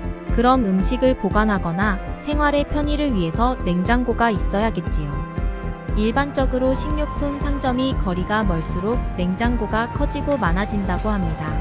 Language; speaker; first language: Korean; native; Korean